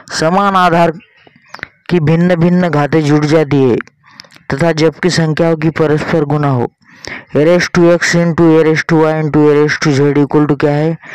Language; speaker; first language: Hindi; non-native, local second language; Marathi